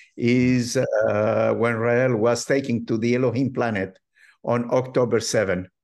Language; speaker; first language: English; non-native, fluent; Arabic